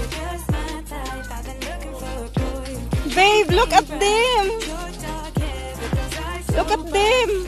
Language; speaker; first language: English; non-native, local second language; Cebuano